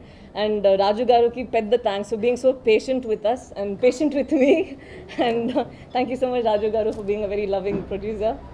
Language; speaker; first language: Telugu; non-native, local second language; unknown